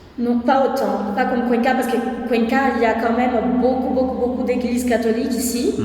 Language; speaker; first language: French; non-native, fluent; Portuguese